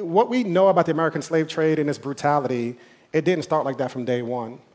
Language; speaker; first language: English; native; English